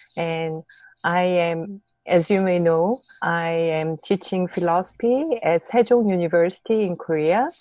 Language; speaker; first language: English; non-native, fluent; Korean